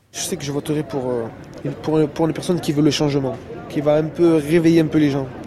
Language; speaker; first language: French; native; French